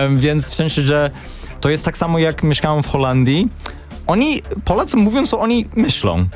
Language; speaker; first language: Polish; non-native, learner; English